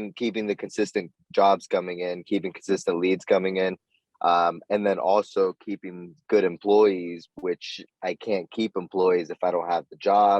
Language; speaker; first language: English; native; English